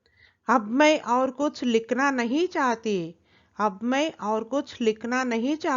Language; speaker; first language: Hindi; non-native, local second language; Telugu